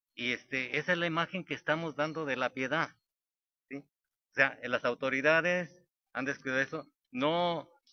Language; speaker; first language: Spanish; native; Spanish